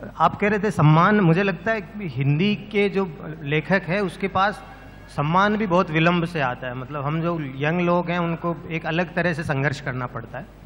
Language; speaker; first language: Hindi; native; Hindi